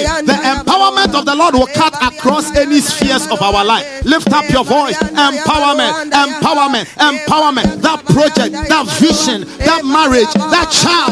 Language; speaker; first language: English; non-native, local second language; Akan